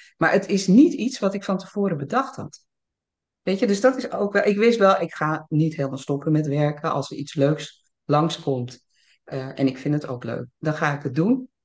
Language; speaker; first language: Dutch; early bilingual, other home language; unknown